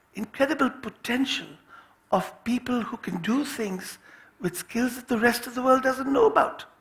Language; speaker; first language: English; non-native, local second language; Hindi